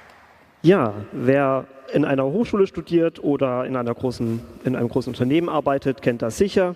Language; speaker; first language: German; native; German